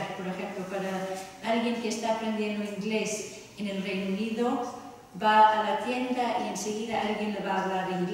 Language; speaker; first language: Spanish; non-native, fluent; English